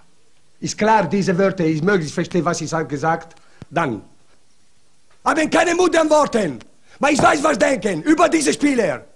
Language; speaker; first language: German; non-native, learner; Italian